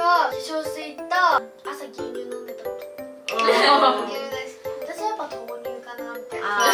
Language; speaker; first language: Japanese; native; Japanese